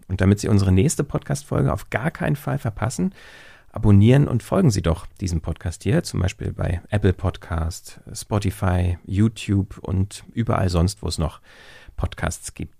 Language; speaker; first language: German; native; German